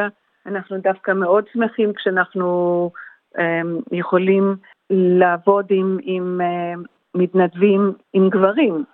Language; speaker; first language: Hebrew; early bilingual, heritage; Hebrew